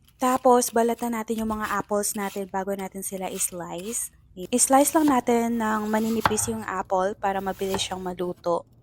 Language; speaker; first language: Filipino; native; Filipino